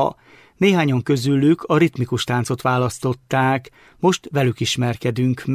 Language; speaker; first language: Hungarian; native; Hungarian